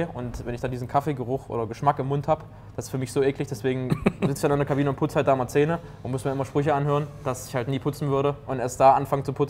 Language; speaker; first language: German; native; German